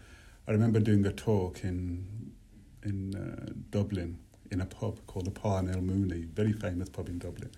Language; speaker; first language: English; native; English